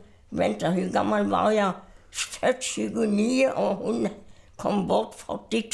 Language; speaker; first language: Swedish; non-native, fluent; German